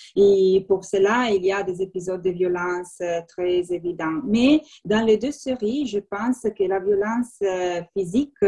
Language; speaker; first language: French; non-native, learner; Italian